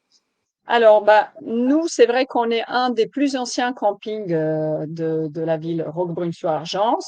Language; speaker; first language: French; native; French